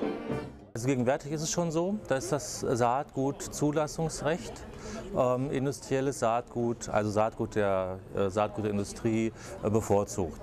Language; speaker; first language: German; native; German